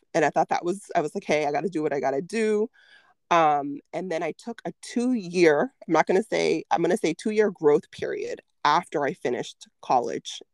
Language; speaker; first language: English; early bilingual, other home language; Spanish